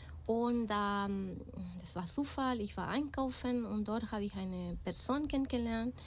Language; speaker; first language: German; non-native, fluent; Spanish